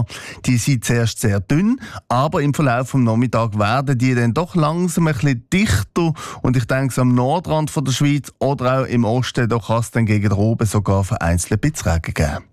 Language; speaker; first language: German; native; German